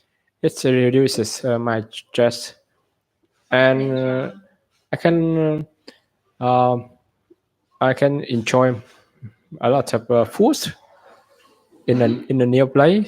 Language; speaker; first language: English; non-native, learner; Vietnamese